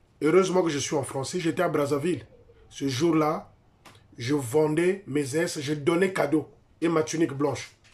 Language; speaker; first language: French; non-native, local second language; Lingala